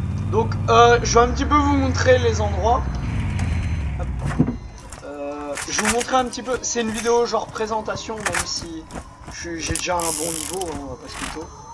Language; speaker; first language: French; native; French